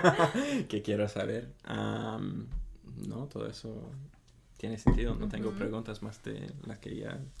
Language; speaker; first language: Spanish; non-native, fluent; English